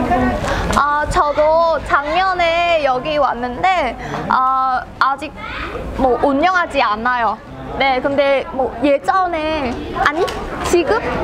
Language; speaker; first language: Korean; non-native, learner; Vietnamese